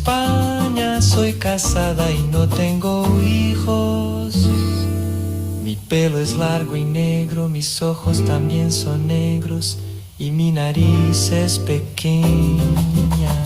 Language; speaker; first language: Spanish; non-native, learner; Portuguese